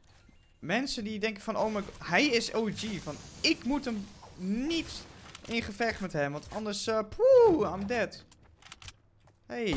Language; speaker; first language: Dutch; native; Dutch